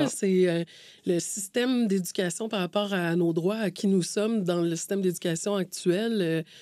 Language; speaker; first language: French; native; French